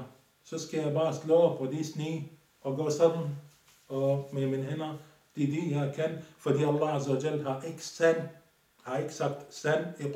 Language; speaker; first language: Danish; non-native, fluent; Arabic